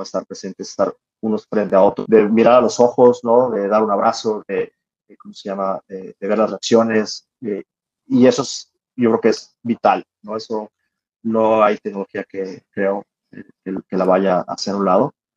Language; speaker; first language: Spanish; native; Spanish